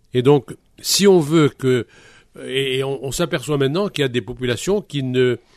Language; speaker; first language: French; native; French